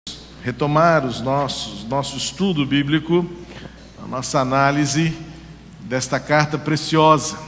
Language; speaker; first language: Portuguese; native; Portuguese